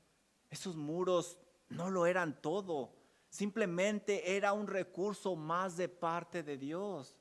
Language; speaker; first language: Spanish; native; Spanish